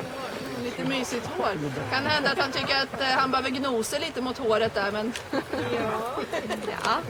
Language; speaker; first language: Swedish; native; Swedish